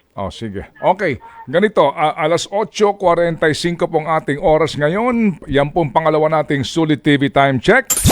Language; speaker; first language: Filipino; native; Filipino